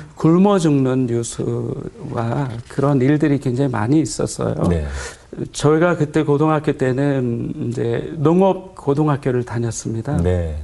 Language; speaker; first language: Korean; native; Korean